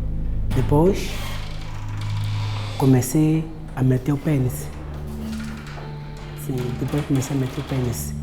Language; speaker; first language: Portuguese; non-native, local second language; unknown